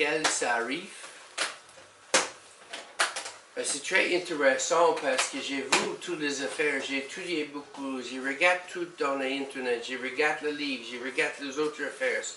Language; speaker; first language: French; non-native, learner; English